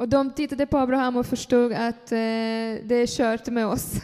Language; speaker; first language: Swedish; non-native, fluent; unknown